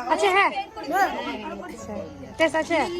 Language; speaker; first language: Hindi; non-native, local second language; Tibetan